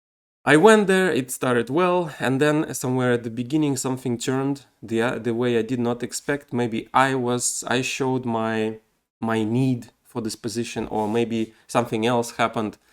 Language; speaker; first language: English; non-native, fluent; Russian